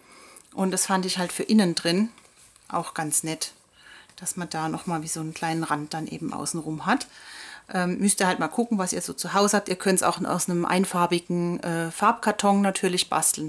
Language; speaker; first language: German; native; German